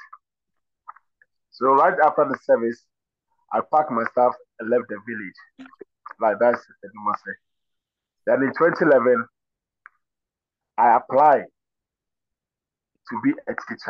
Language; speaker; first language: English; non-native, local second language; Akan